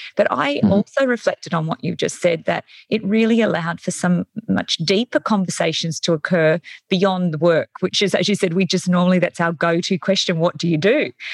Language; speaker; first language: English; native; English